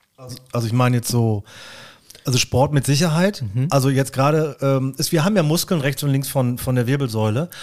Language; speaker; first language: German; native; German